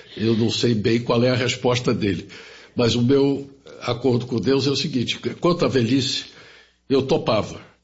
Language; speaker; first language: Portuguese; early bilingual, other home language; German